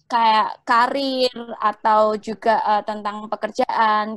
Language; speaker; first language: Indonesian; native; Indonesian